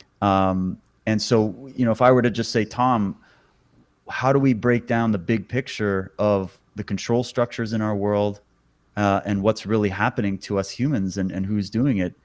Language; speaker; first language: English; native; English